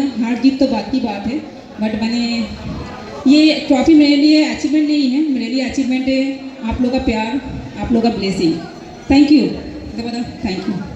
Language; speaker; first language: Hindi; non-native, local second language; Bangla